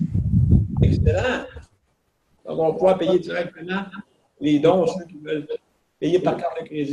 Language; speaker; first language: French; native; French